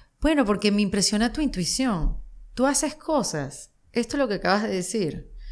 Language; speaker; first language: Spanish; native; Spanish